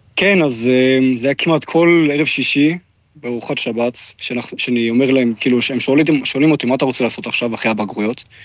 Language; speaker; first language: Hebrew; non-native, fluent; German